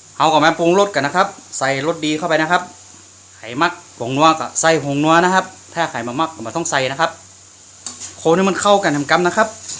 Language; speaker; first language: Thai; native; Thai